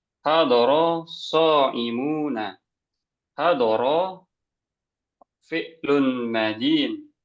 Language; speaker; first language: Arabic; non-native, learner; Indonesian